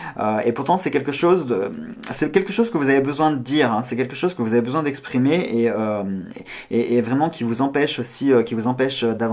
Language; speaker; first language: French; native; French